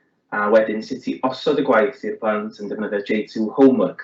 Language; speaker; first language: Welsh; native; Welsh